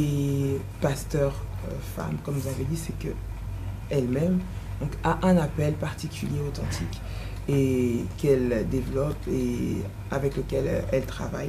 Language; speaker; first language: French; non-native, local second language; Lingala